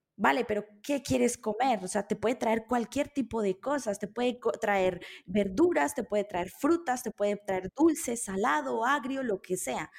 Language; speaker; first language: Spanish; native; Spanish